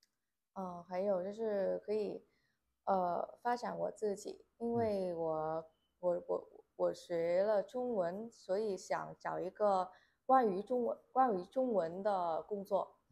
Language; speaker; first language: Chinese; non-native, learner; Vietnamese